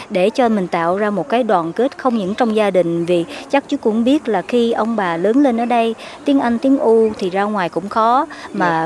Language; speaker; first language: Vietnamese; native; Vietnamese